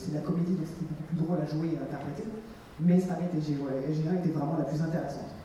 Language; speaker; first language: French; native; French